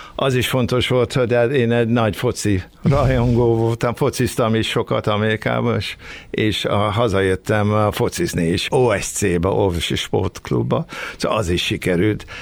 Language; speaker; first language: Hungarian; early bilingual, heritage; Hungarian